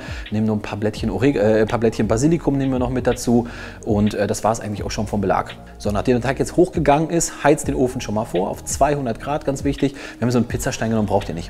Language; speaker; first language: German; native; German